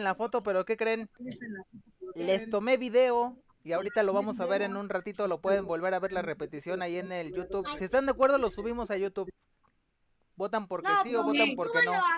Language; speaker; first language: Spanish; native; Spanish